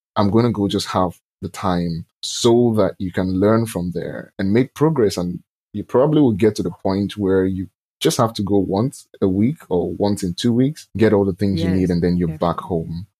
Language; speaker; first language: English; non-native, local second language; Yoruba